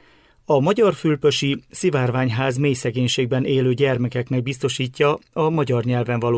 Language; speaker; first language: Hungarian; native; Hungarian